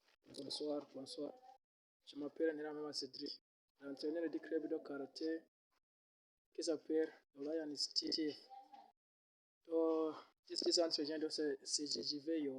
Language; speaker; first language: French; non-native, learner; Rundi